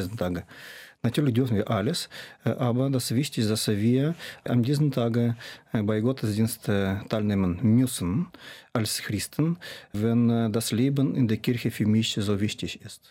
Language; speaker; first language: German; non-native, fluent; Russian